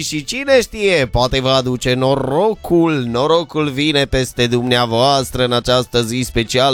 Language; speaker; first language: Romanian; native; Romanian